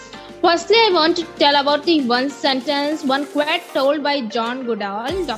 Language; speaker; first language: English; non-native, local second language; Hindi